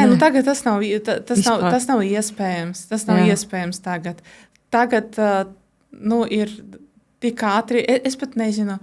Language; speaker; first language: Latvian; non-native, local second language; Russian